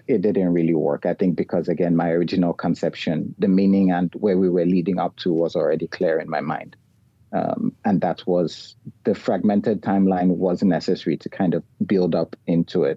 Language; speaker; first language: English; non-native, local second language; Yoruba